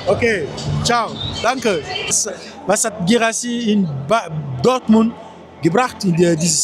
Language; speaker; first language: German; non-native, learner; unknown